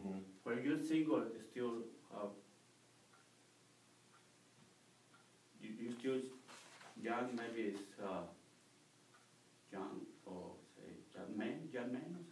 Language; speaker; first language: English; non-native, learner; Spanish